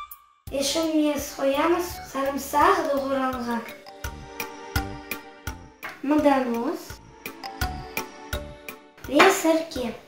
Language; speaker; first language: Turkish; early bilingual, heritage; Crimean Tatar